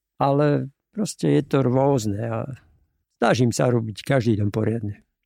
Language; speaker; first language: Slovak; native; Slovak